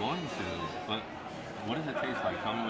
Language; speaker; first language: English; native; English